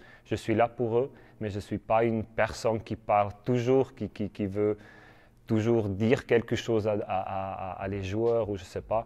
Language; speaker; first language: French; non-native, learner; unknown